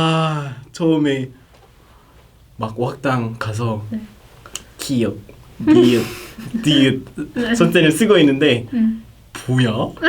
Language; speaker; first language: Korean; non-native, fluent; Kinyarwanda